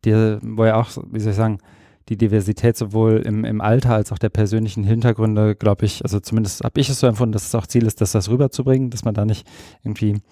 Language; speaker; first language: German; native; German